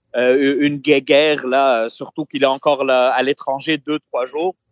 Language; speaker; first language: French; non-native, local second language; Arabic